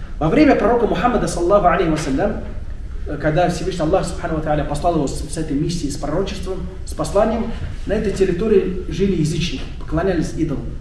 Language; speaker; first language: Russian; non-native, local second language; Tatar